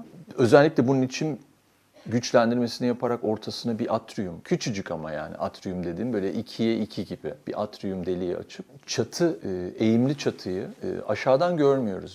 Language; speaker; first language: Turkish; native; Turkish